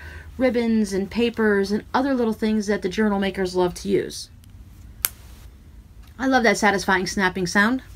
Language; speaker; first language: English; native; English